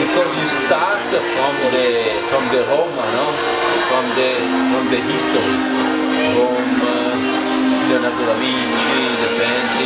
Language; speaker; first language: English; non-native, learner; Italian